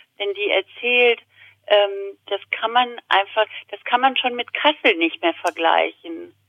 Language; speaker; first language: German; early bilingual, other home language; Italian